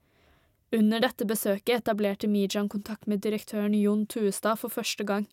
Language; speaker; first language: Norwegian; native; Norwegian